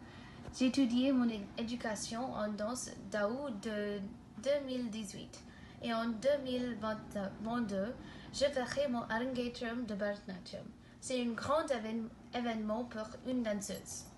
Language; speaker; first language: French; non-native, learner; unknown